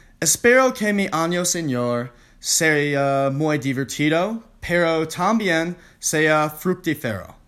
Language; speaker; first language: Spanish; non-native, learner; English